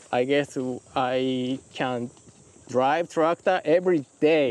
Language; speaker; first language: English; non-native, learner; Japanese